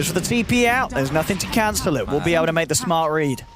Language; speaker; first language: English; native; English